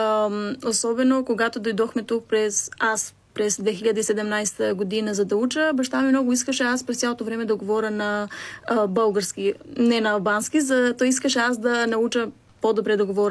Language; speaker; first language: Bulgarian; early bilingual, heritage; Albanian